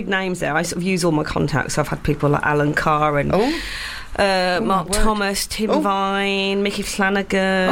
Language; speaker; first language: English; native; English